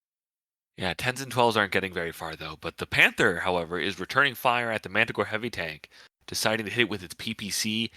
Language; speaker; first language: English; native; English